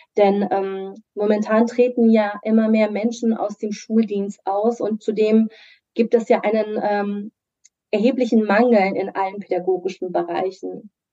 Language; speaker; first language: German; early bilingual, other home language; Persian